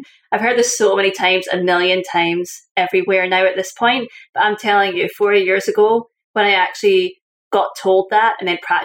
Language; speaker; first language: English; native; English